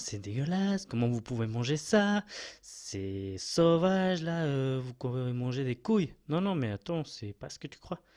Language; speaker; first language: French; non-native, fluent; Spanish